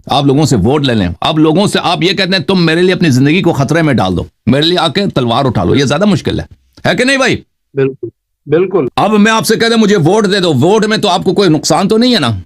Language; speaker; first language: Urdu; non-native, fluent; Persian